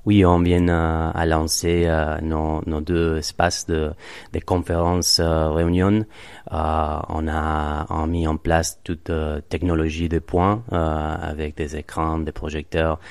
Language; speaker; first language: French; non-native, fluent; Spanish